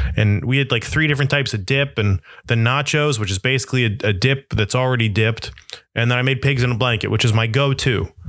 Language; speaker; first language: English; native; English